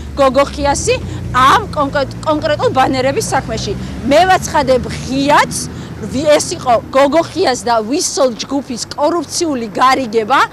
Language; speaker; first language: Georgian; native; Georgian